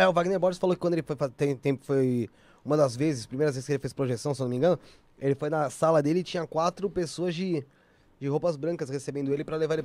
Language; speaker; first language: Portuguese; native; Portuguese